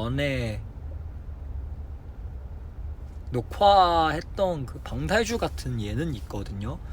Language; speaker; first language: Korean; non-native, fluent; Chinese